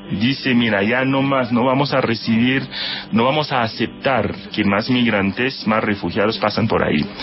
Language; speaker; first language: Spanish; non-native, fluent; Haitian Creole